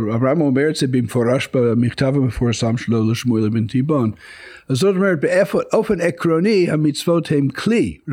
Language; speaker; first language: Hebrew; non-native, fluent; English